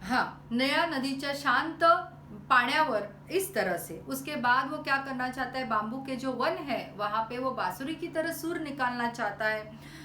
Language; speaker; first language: Hindi; non-native, local second language; Marathi